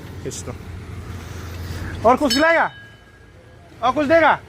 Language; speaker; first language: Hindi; non-native, local second language; Assamese